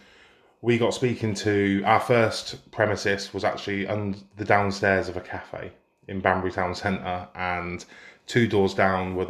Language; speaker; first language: English; native; English